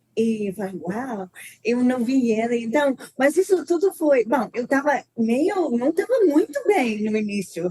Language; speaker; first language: Portuguese; non-native, learner; English